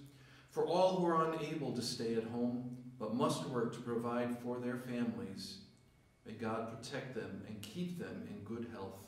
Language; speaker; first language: English; native; English